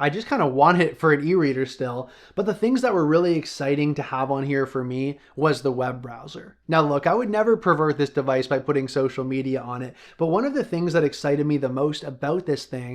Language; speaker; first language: English; native; English